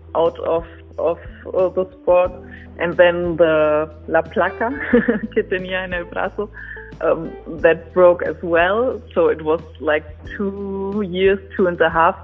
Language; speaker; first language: English; non-native, fluent; German